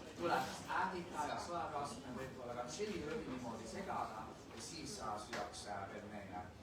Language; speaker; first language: Estonian; non-native, fluent; Chinese